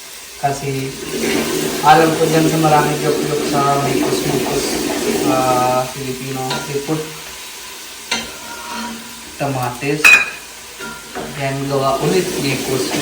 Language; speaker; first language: Filipino; non-native, learner; Hindi